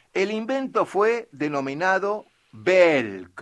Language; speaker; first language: Spanish; native; Spanish